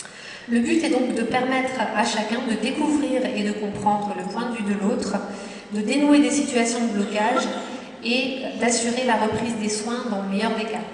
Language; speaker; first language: French; native; French